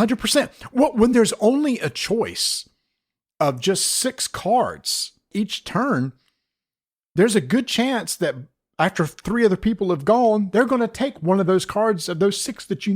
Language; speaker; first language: English; native; English